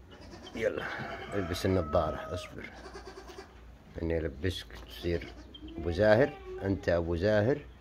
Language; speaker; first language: Arabic; native; Arabic